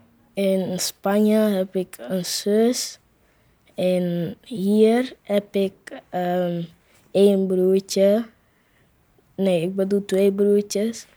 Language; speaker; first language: Dutch; early bilingual, other home language; Spanish